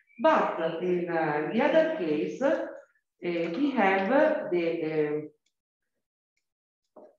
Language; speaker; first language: English; non-native, learner; Italian